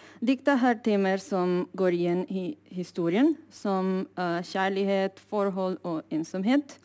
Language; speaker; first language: Norwegian; non-native, fluent; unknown